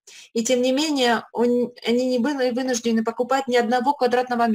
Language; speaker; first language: Russian; native; Russian